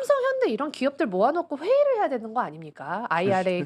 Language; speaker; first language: Korean; native; Korean